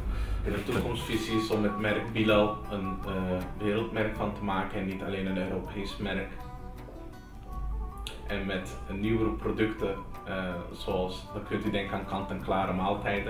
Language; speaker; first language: Dutch; early bilingual, other home language; Turkish